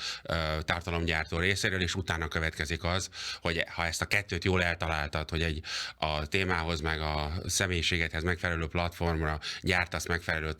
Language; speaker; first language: Hungarian; native; Hungarian